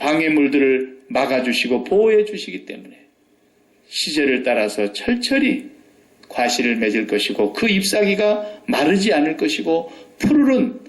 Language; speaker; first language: Korean; native; Korean